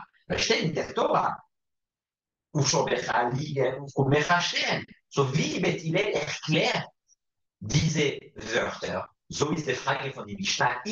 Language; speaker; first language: German; non-native, fluent; Hebrew